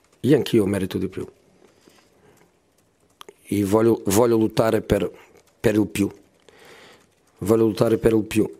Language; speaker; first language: Italian; non-native, fluent; Portuguese